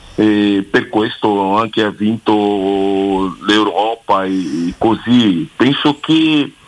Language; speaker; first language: Italian; non-native, learner; Portuguese